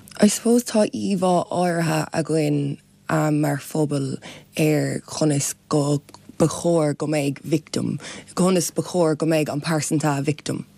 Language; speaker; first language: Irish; non-native, local second language; English